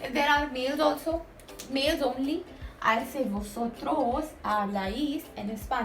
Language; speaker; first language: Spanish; non-native, fluent; Hindi